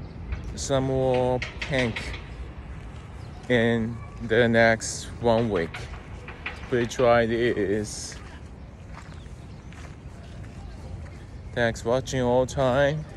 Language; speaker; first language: English; non-native, learner; Japanese